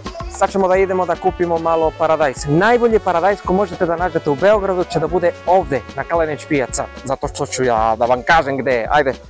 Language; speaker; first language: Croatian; non-native, learner; Spanish